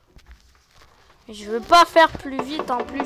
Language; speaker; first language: French; native; French